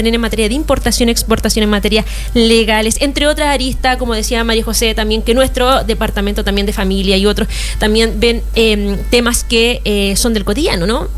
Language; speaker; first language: Spanish; native; Spanish